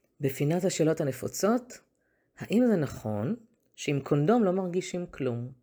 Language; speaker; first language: Hebrew; native; Hebrew